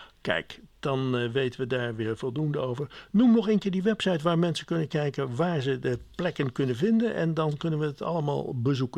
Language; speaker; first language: Dutch; native; Dutch